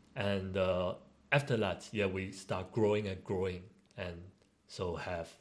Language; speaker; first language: English; non-native, learner; Chinese